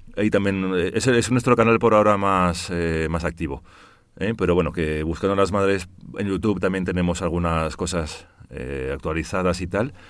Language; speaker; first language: Spanish; early bilingual, heritage; Spanish